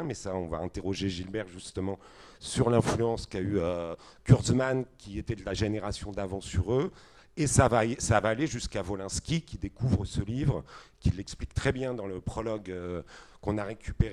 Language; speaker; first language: French; native; French